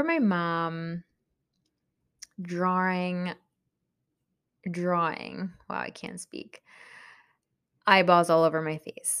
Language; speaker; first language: English; early bilingual, other home language; Spanish